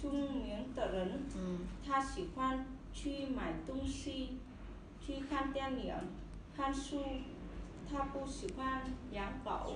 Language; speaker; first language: Chinese; non-native, learner; Vietnamese